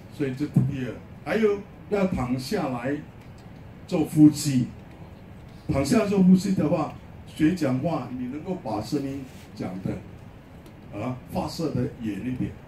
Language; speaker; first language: Chinese; native; Chinese